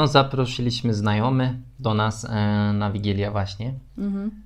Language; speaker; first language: Polish; non-native, learner; Turkish